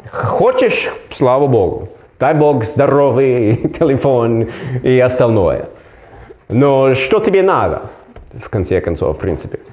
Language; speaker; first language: Russian; non-native, learner; English